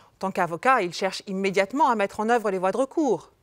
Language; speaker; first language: French; native; French